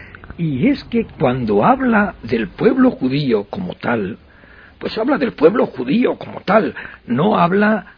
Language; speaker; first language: Spanish; native; Spanish